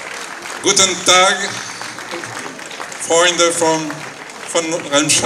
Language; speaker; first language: German; non-native, learner; French